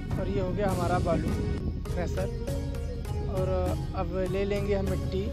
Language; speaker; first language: Hindi; native; Hindi